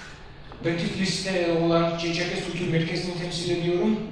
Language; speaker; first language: Turkish; non-native, fluent; Georgian